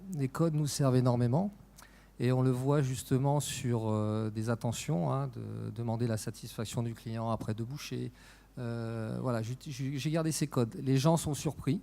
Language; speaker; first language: French; native; French